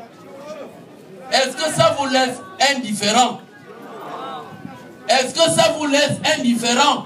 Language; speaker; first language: French; non-native, local second language; Fang